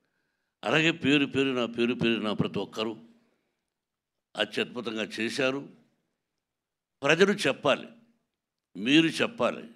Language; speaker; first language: Telugu; native; Telugu